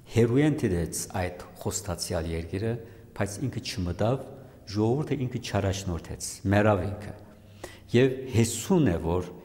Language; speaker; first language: Armenian; native; Armenian